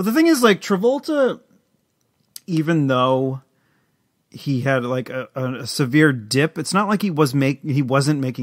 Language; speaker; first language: English; native; English